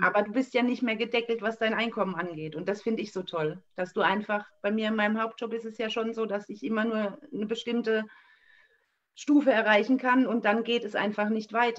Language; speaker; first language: German; native; German